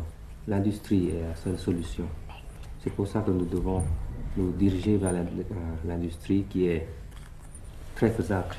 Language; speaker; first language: French; early bilingual, other home language; Thai